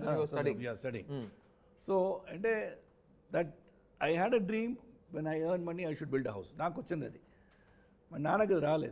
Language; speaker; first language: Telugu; non-native, local second language; Tamil